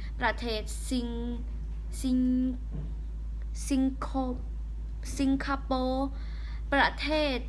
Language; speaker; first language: Thai; non-native, learner; Khmer